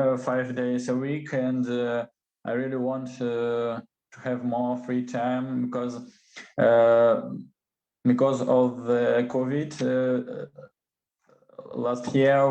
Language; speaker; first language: English; non-native, learner; Russian